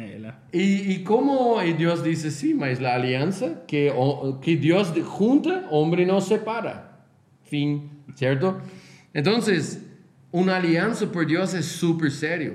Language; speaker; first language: Spanish; non-native, fluent; Portuguese